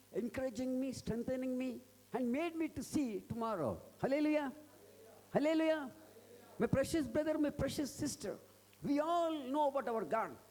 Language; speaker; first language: English; non-native, local second language; Telugu